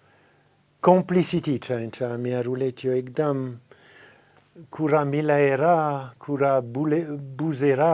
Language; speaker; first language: Nepali; non-native, fluent; French